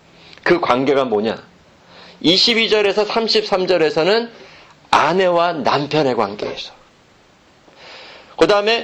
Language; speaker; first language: Korean; native; Korean